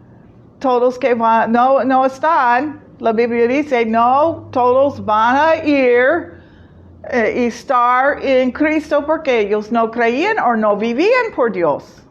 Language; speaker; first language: Spanish; non-native, fluent; English